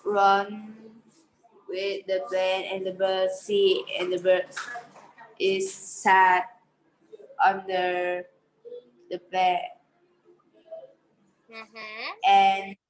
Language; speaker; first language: English; non-native, learner; Vietnamese